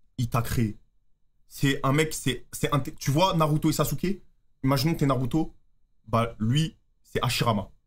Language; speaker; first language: French; native; French